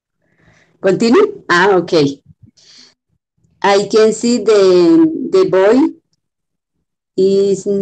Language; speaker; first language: English; non-native, learner; Spanish